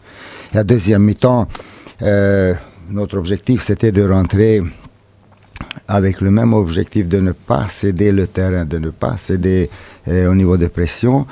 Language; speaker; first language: French; non-native, fluent; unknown